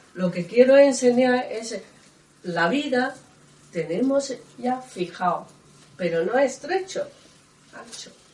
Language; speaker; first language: Spanish; non-native, learner; Chinese